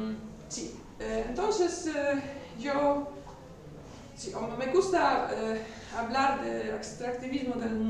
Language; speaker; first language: Spanish; non-native, learner; Polish